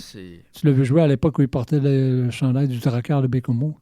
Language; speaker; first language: French; native; French